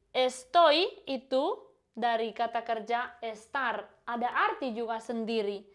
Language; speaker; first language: Indonesian; non-native, fluent; Spanish